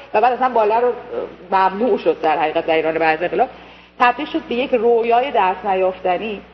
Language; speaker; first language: Persian; native; Persian